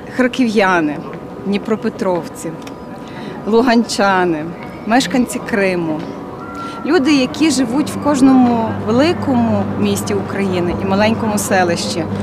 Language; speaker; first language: Ukrainian; native; Ukrainian